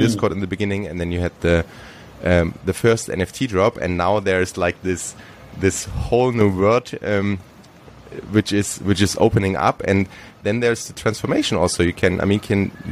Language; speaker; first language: English; non-native, fluent; German